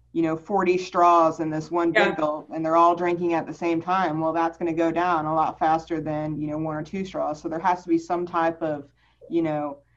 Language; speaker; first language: English; native; English